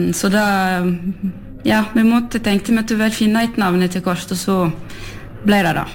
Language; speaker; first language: Norwegian; early bilingual, heritage; French